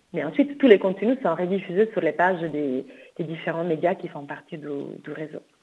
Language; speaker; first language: French; non-native, fluent; Italian